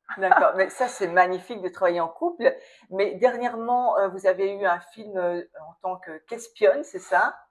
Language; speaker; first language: French; native; French